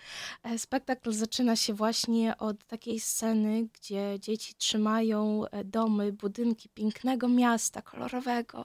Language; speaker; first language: Polish; non-native, fluent; Ukrainian